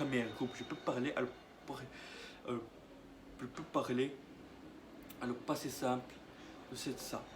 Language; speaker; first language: French; non-native, learner; Arabic